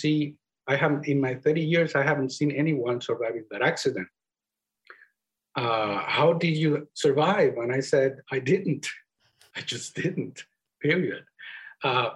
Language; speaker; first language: English; non-native, fluent; Spanish